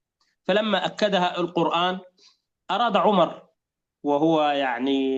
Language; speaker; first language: Arabic; native; Arabic